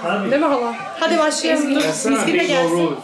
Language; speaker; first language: Turkish; native; Turkish